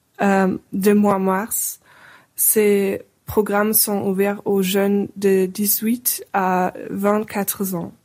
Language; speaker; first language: French; non-native, fluent; German